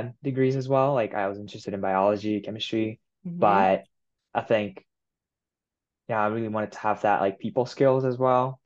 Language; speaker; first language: English; non-native, fluent; Japanese